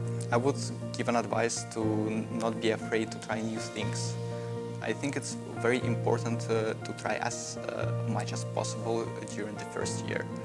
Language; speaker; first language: English; non-native, fluent; Russian